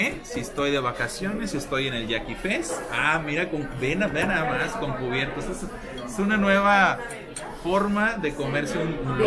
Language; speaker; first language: Spanish; native; Spanish